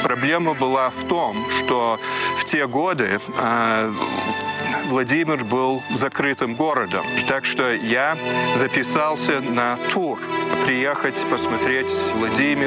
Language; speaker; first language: Russian; early bilingual, heritage; Russian